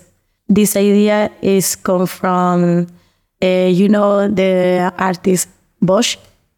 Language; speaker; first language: English; non-native, learner; Spanish